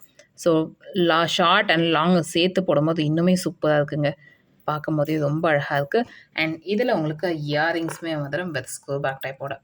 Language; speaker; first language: Tamil; native; Tamil